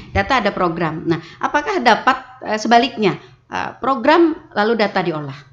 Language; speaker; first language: Indonesian; native; Indonesian